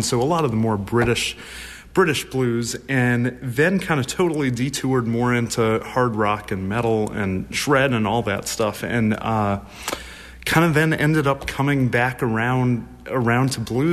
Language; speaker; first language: English; native; English